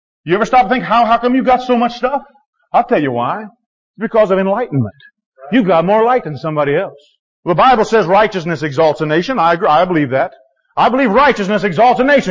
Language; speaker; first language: English; native; English